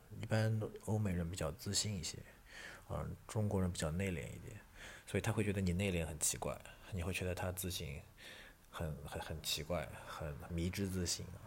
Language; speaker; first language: Chinese; native; Chinese